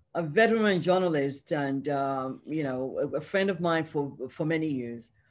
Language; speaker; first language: English; non-native, local second language; Yoruba